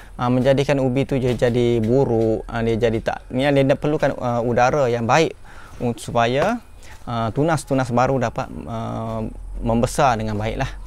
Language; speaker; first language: Malay; native; Malay